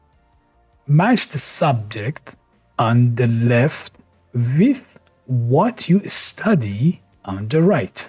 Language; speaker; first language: English; non-native, fluent; Persian